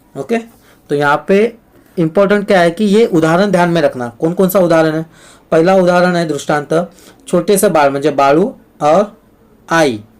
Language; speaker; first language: Hindi; non-native, local second language; Marathi